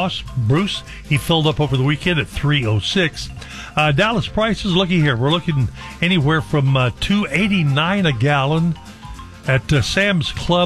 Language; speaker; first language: English; native; English